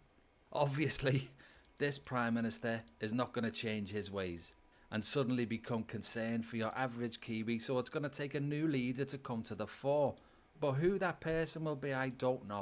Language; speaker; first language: English; native; English